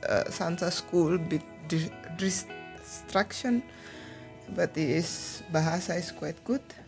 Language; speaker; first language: English; non-native, learner; Indonesian